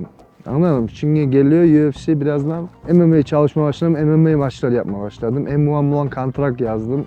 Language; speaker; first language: Turkish; non-native, learner; Kumyk